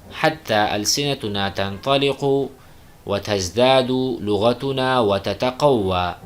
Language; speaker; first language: Arabic; non-native, fluent; Urdu